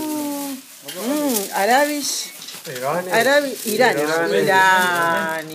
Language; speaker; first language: German; non-native, learner; Spanish